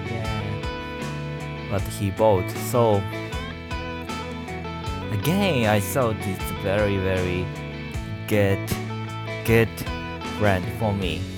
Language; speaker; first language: English; non-native, learner; Japanese